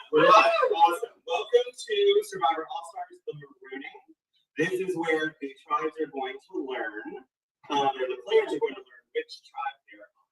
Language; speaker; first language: English; native; English